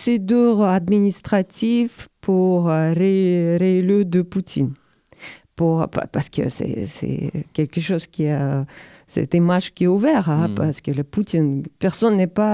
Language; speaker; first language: French; non-native, learner; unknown